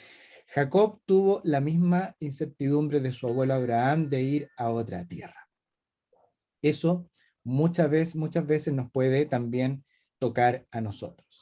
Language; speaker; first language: Spanish; native; Spanish